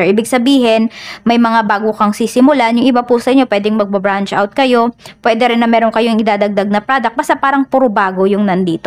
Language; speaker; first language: Filipino; native; Filipino